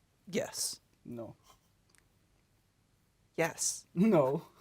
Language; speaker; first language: English; non-native, fluent; Finnish